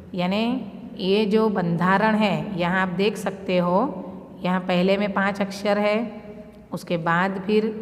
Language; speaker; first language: Urdu; non-native, local second language; Gujarati